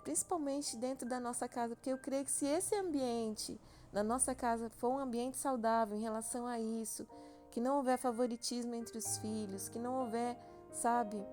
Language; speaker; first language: Portuguese; native; Portuguese